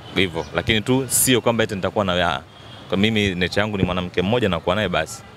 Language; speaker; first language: Swahili; native; Swahili